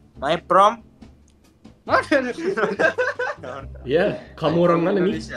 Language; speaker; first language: Indonesian; non-native, fluent; English